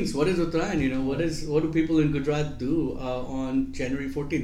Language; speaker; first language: English; non-native, local second language; Gujarati